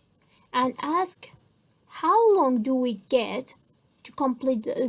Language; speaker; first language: English; non-native, fluent; Central Kurdish